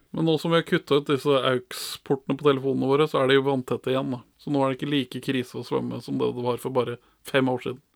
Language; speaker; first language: Norwegian; native; Norwegian